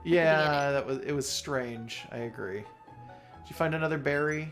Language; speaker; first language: English; native; English